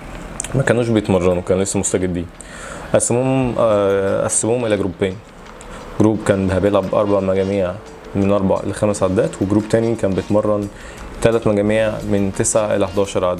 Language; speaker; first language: Arabic; native; Arabic